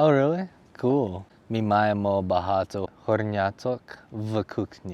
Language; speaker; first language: Ukrainian; non-native, learner; English